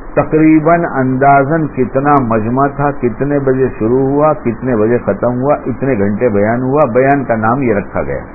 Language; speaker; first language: Urdu; native; Urdu